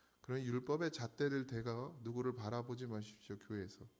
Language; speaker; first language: Korean; native; Korean